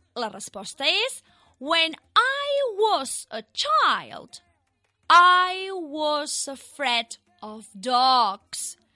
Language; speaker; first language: English; non-native, fluent; Catalan